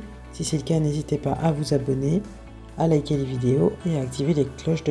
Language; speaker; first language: French; native; French